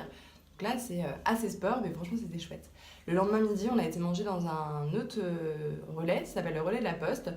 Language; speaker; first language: French; native; French